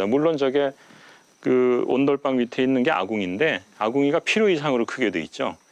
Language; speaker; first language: Korean; native; Korean